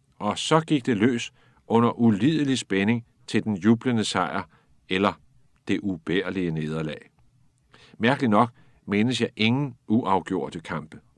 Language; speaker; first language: Danish; native; Danish